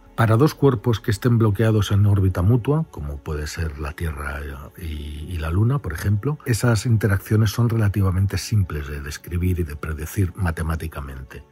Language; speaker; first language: Spanish; native; Spanish